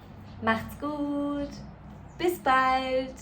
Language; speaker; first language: German; native; German